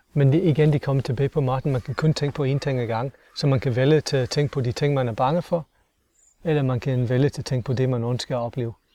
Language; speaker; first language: Danish; non-native, fluent; English